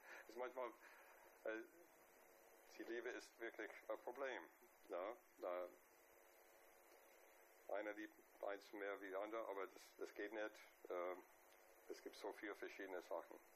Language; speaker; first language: German; non-native, fluent; English